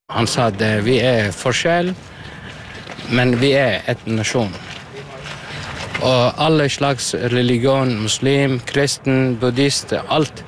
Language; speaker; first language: Norwegian; non-native, learner; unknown